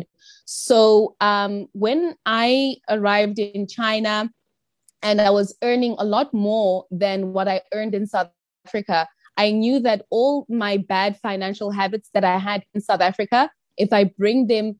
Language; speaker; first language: English; non-native, local second language; Tsonga